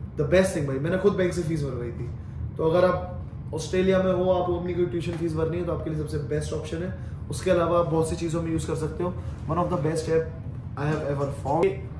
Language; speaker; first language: Hindi; native; Hindi